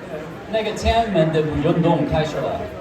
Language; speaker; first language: Chinese; non-native, fluent; English